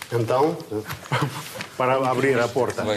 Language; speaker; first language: Portuguese; non-native, fluent; Russian